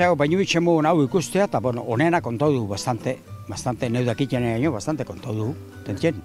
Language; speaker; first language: Basque; native; Basque